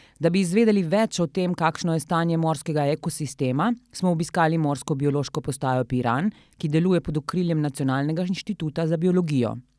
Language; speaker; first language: Slovenian; native; Slovenian